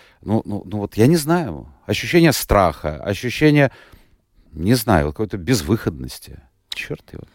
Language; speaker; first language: Russian; native; Russian